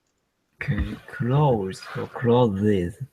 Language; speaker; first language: English; non-native, learner; Japanese